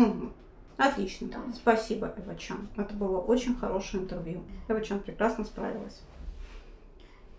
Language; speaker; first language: Russian; native; Russian